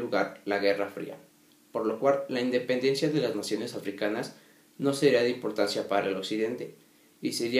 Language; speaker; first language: Spanish; native; Spanish